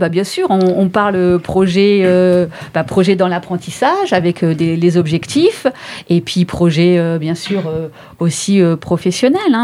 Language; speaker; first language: French; native; French